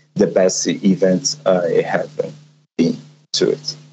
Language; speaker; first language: English; non-native, learner; Portuguese